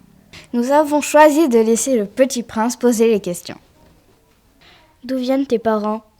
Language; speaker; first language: French; native; French